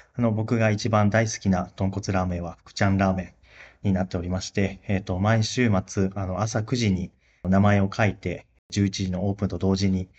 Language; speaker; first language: Japanese; native; Japanese